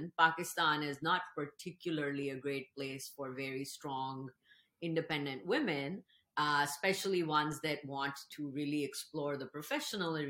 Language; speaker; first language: English; non-native, local second language; Urdu